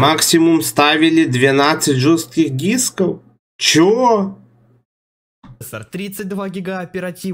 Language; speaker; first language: Russian; native; Russian